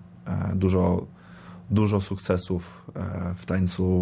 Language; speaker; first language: Polish; early bilingual, other home language; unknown